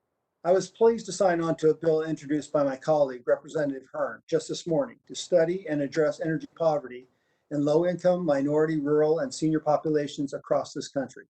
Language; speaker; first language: English; native; English